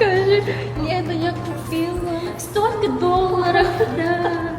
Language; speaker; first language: Russian; non-native, local second language; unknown